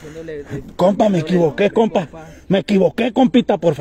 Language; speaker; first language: Spanish; native; Spanish